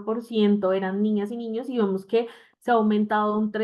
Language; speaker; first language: Spanish; native; Spanish